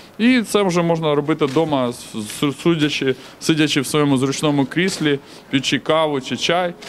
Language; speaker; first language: Ukrainian; native; Ukrainian